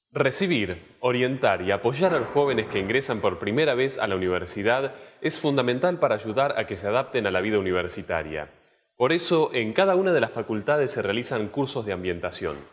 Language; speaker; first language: Spanish; native; Spanish